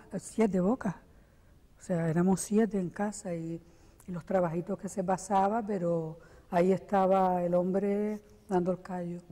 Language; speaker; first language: Spanish; native; Spanish